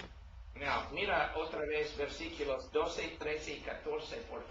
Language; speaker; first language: Spanish; non-native, learner; English